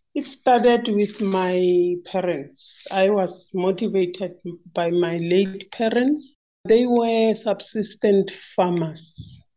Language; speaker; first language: English; non-native, local second language; Northern Sotho